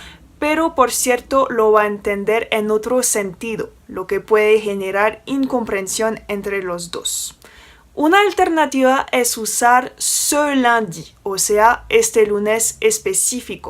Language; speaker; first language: Spanish; non-native, fluent; French